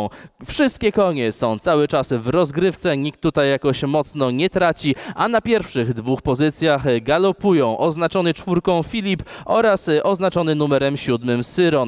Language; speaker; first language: Polish; native; Polish